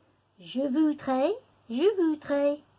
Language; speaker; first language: French; non-native, fluent; English